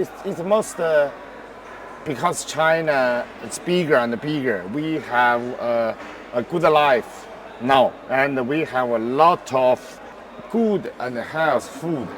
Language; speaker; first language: English; non-native, learner; Chinese